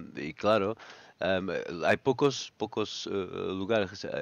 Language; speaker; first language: Spanish; native; Spanish